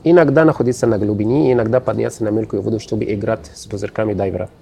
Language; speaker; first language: Russian; non-native, learner; Arabic